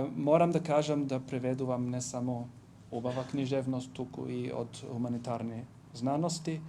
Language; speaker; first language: Macedonian; non-native, fluent; English